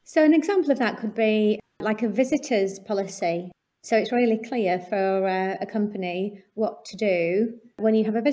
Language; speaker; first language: English; native; English